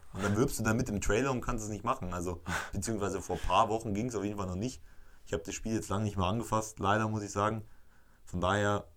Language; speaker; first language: German; native; German